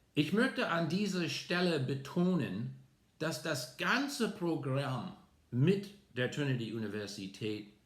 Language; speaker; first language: German; non-native, fluent; English